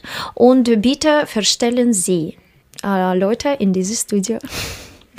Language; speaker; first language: German; non-native, learner; Russian